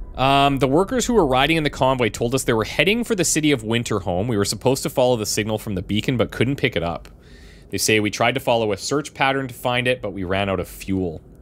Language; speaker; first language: English; native; English